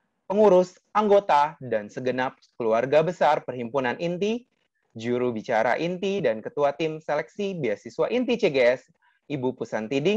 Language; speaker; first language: Indonesian; native; Indonesian